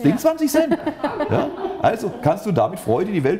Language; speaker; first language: German; native; German